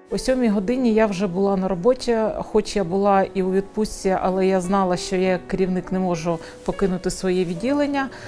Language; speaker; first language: Ukrainian; native; Ukrainian